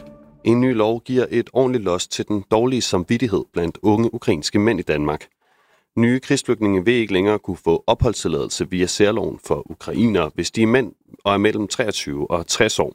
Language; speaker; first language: Danish; native; Danish